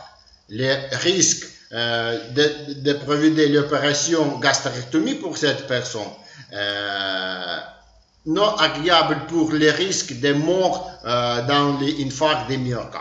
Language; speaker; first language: French; non-native, learner; Ukrainian